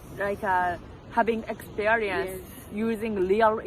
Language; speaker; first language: English; non-native, learner; Japanese